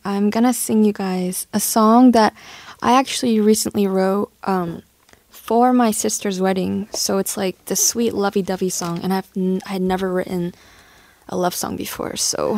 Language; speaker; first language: English; early bilingual, other home language; Korean